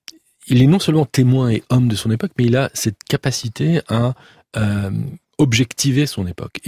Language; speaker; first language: French; native; French